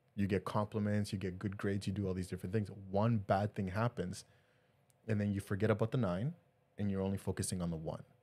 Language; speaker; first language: English; early bilingual, other home language; Spanish